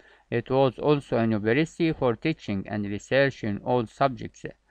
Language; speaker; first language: English; non-native, fluent; Arabic